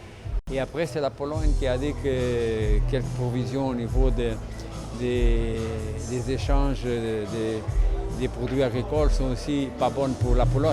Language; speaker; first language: French; non-native, fluent; Spanish